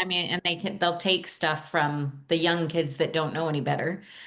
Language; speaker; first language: English; native; English